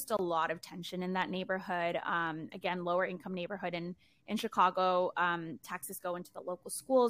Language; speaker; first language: English; early bilingual, other home language; Spanish